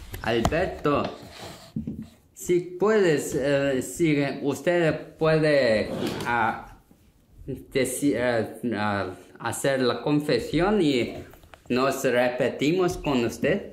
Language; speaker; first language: Spanish; non-native, learner; Korean